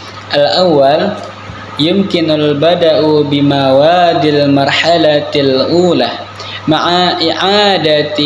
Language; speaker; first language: Arabic; non-native, learner; Indonesian